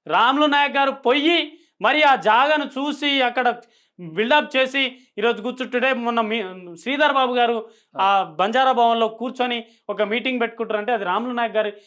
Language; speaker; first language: Telugu; non-native, local second language; Lambadi